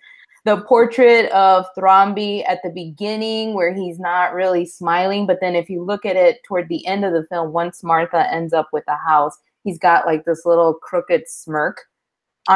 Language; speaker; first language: English; early bilingual, other home language; Spanish